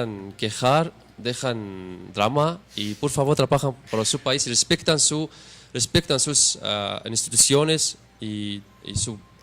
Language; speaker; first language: Spanish; non-native, learner; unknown